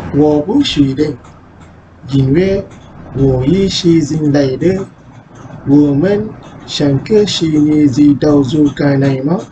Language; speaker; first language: Chinese; non-native, learner; Malay